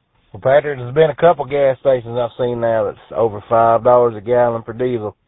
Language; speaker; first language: English; native; English